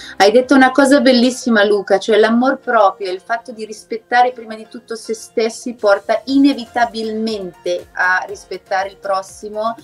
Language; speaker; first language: Italian; non-native, fluent; German